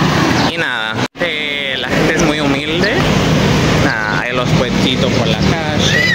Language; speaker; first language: Spanish; non-native, fluent; Portuguese